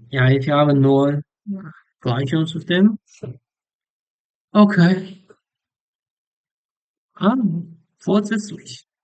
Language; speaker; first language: German; non-native, learner; English